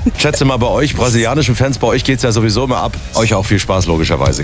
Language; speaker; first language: German; native; German